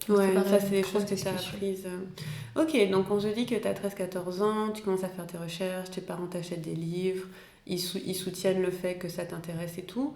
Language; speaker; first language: French; native; French